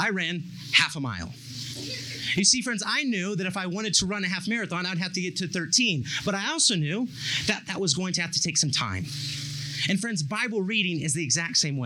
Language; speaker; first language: English; native; English